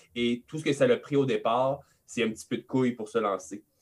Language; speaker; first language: French; native; French